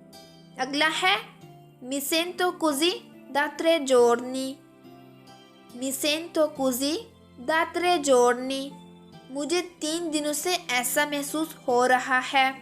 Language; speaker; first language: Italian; non-native, fluent; Urdu